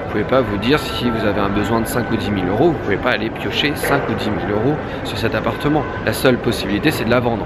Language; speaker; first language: French; native; French